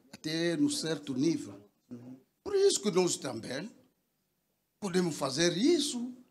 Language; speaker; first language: Portuguese; non-native, local second language; Kongo